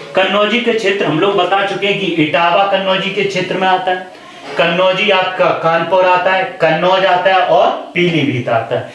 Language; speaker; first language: Hindi; native; Hindi